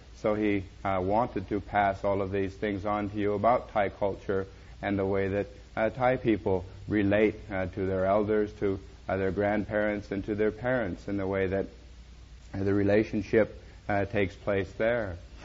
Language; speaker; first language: English; native; English